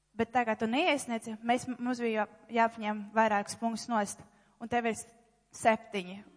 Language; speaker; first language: Latvian; non-native, local second language; Russian